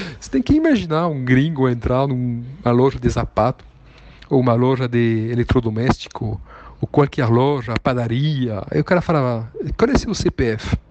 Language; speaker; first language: Portuguese; non-native, fluent; French